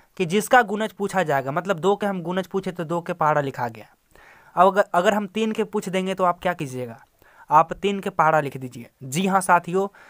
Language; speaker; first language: Hindi; native; Hindi